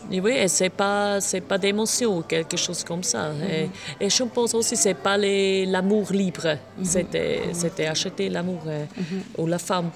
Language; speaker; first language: French; non-native, local second language; German